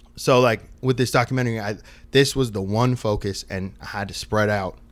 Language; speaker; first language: English; native; English